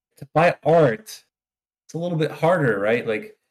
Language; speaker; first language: English; non-native, fluent; Hebrew